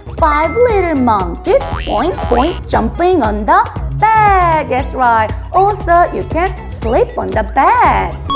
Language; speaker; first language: English; non-native, fluent; Korean